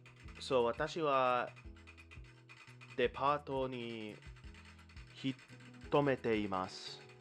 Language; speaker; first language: Japanese; non-native, learner; English